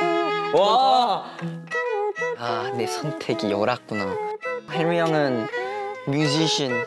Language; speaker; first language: Korean; early bilingual, heritage; Korean